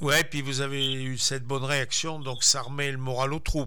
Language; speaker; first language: French; native; French